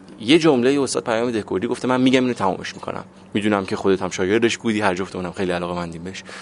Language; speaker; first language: Persian; native; Persian